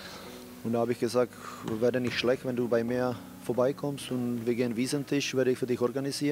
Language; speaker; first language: German; non-native, fluent; Czech